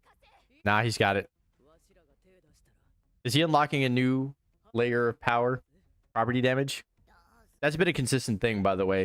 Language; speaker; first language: English; native; English